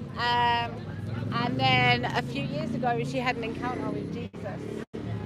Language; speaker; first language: English; native; English